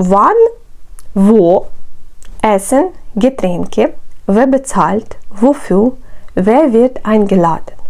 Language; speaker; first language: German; non-native, fluent; Ukrainian